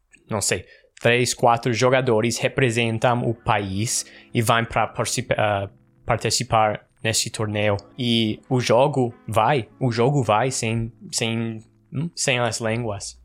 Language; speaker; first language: Portuguese; non-native, learner; English